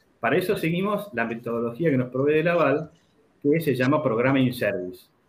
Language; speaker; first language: Spanish; native; Spanish